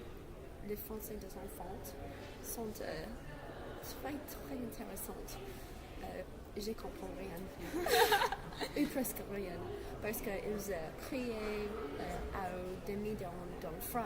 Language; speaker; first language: French; non-native, learner; English